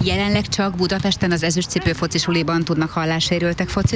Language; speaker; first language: Hungarian; native; Hungarian